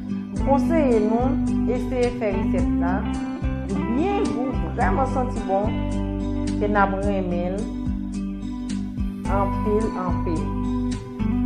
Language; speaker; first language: French; non-native, learner; Haitian Creole